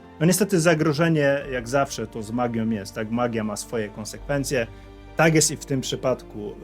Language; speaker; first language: Polish; native; Polish